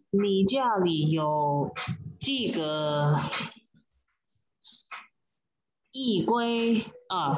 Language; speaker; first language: Chinese; non-native, learner; English